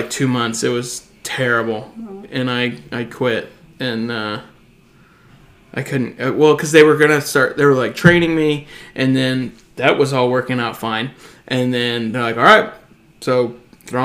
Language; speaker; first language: English; native; English